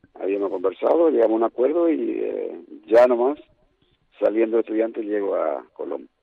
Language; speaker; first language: Spanish; native; Spanish